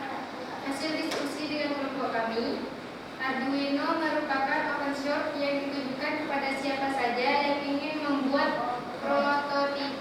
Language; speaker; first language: Indonesian; native; Indonesian